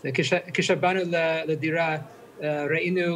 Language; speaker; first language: Hebrew; non-native, learner; English